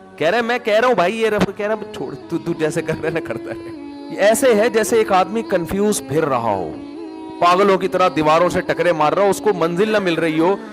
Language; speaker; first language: Urdu; native; Urdu